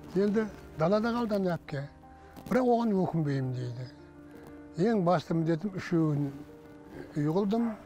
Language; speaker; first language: Kazakh; native; Kazakh